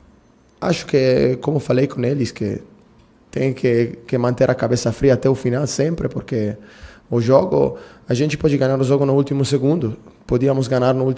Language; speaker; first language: Portuguese; non-native, fluent; Italian